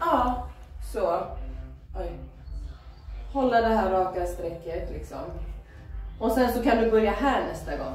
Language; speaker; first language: Swedish; native; Swedish